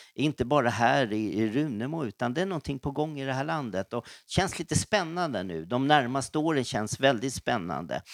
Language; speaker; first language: Swedish; native; Swedish